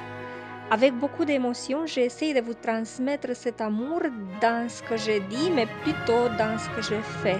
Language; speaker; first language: French; non-native, fluent; Romanian